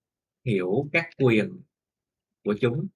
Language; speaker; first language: Vietnamese; native; Vietnamese